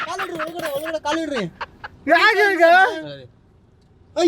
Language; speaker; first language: Kannada; native; Kannada